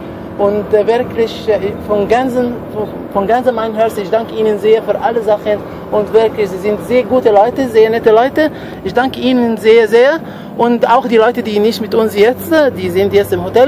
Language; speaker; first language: German; non-native, fluent; Arabic